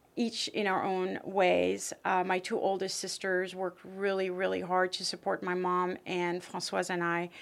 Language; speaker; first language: English; early bilingual, other home language; French